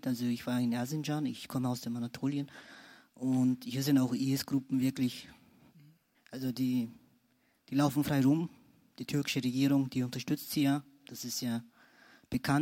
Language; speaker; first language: German; non-native, fluent; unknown